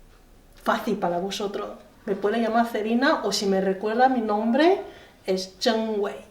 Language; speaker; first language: Spanish; non-native, learner; Chinese